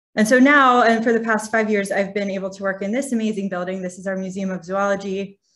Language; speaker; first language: English; native; English